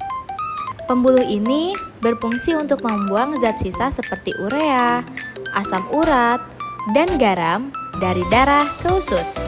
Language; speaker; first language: Indonesian; native; Indonesian